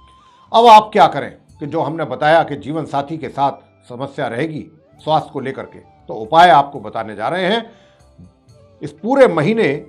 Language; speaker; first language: Hindi; native; Hindi